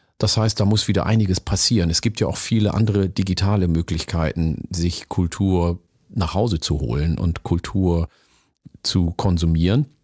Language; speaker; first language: German; early bilingual, other home language; Oromo